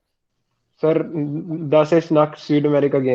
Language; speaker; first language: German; non-native, learner; Hindi